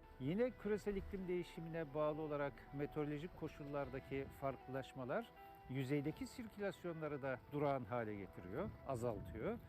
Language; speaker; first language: Turkish; native; Turkish